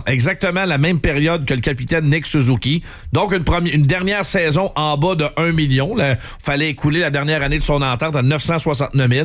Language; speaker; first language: French; native; French